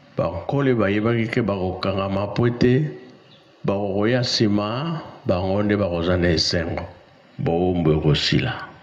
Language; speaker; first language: Lingala; non-native, local second language; Kongo